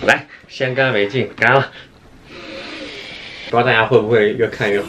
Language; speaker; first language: Chinese; native; Chinese